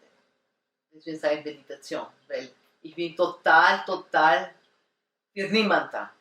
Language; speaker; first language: German; non-native, learner; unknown